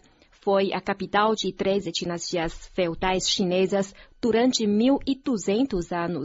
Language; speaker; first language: Portuguese; non-native, fluent; Chinese